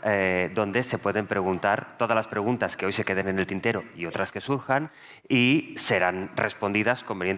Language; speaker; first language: Spanish; native; Spanish